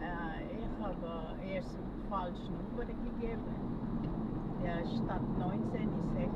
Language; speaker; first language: German; non-native, learner; Filipino